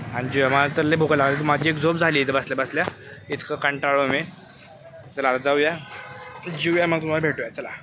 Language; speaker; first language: Marathi; non-native, local second language; Hindi